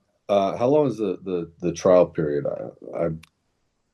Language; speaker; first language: English; native; English